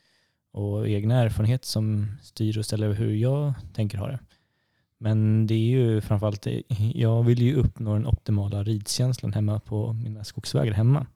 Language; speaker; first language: Swedish; native; Swedish